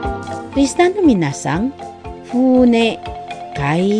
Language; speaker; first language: Japanese; non-native, fluent; Indonesian